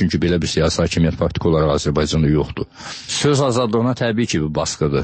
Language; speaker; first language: Azerbaijani; native; Azerbaijani